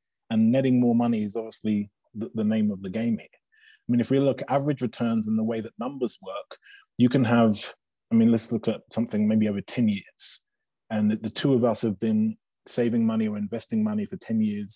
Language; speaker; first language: English; native; English